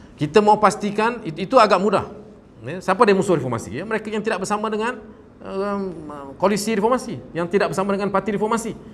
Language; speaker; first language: Malay; native; Malay